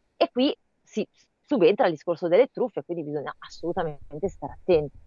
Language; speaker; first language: Italian; native; Italian